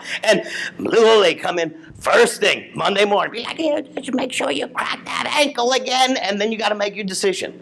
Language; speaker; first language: English; native; English